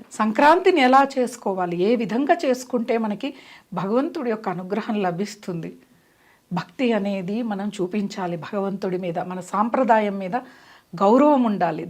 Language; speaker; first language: Telugu; native; Telugu